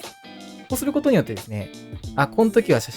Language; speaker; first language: Japanese; native; Japanese